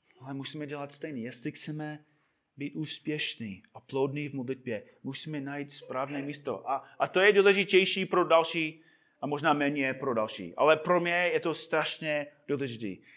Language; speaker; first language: Czech; non-native, fluent; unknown